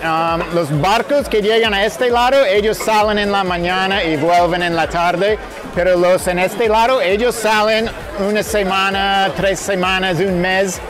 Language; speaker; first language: Spanish; non-native, fluent; English